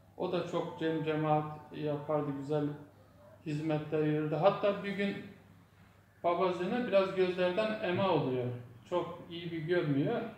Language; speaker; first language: Turkish; non-native, local second language; Zaza